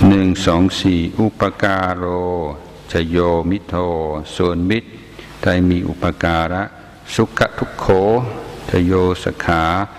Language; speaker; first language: Thai; non-native, fluent; English